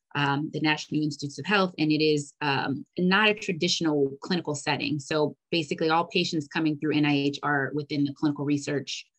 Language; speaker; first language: English; native; English